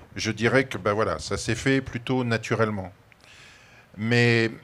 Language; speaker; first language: French; native; French